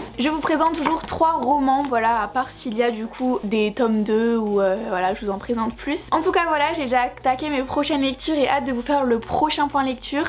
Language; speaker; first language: French; native; French